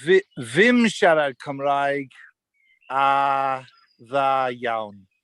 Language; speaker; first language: Welsh; non-native, learner; English